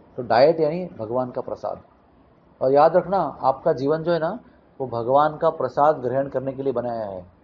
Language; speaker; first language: Hindi; non-native, local second language; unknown